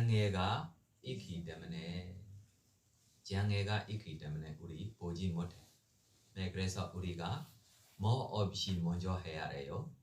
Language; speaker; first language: Korean; non-native, learner; Burmese